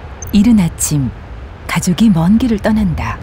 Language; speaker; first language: Korean; native; Korean